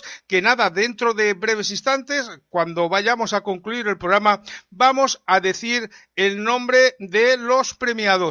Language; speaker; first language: Spanish; native; Spanish